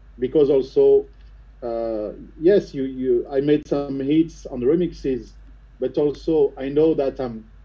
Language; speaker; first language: English; non-native, fluent; French